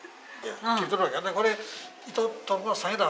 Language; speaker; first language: Japanese; native; Japanese